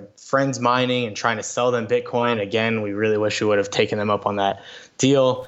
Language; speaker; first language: English; native; English